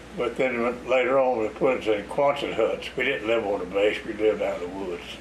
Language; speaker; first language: English; native; English